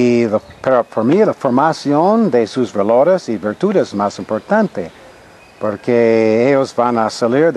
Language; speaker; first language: Spanish; non-native, fluent; English